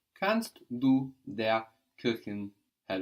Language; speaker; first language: German; non-native, fluent; English